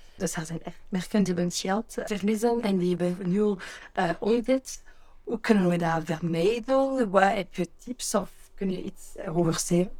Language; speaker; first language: Dutch; non-native, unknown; French